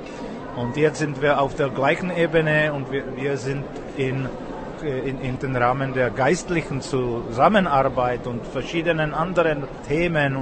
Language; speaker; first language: German; non-native, fluent; Czech